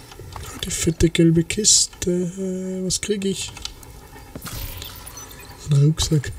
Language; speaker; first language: German; native; German